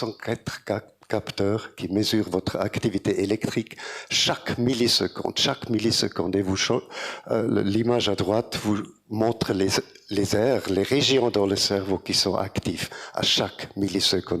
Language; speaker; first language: French; non-native, fluent; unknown